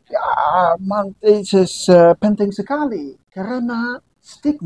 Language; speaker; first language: Indonesian; non-native, learner; Dutch